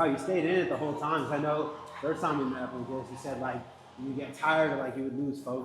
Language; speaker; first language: English; native; English